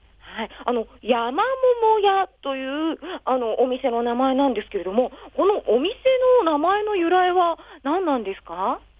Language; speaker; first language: Japanese; native; Japanese